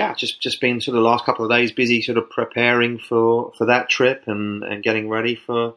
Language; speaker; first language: English; native; English